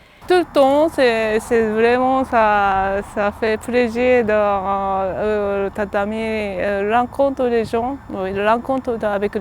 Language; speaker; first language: French; non-native, learner; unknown